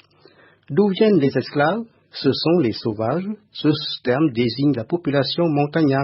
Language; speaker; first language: French; non-native, fluent; Khmer